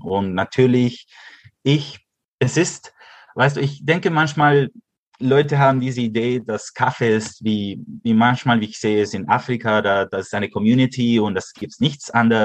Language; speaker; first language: German; early bilingual, heritage; Spanish